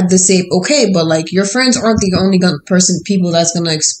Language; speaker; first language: English; early bilingual, other home language; Haitian Creole